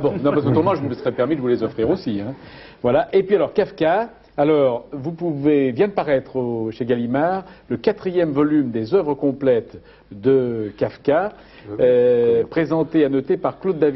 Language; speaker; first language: French; native; French